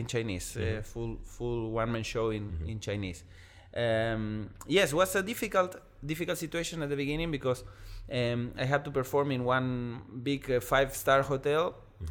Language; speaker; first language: English; non-native, learner; Spanish